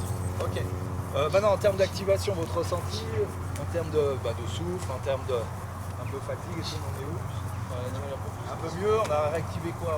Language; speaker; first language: French; native; French